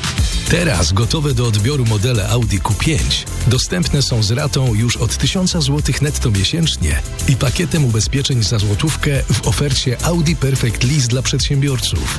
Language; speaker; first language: Polish; native; Polish